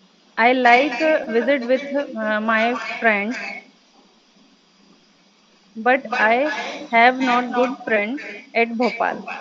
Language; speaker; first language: English; non-native, learner; Hindi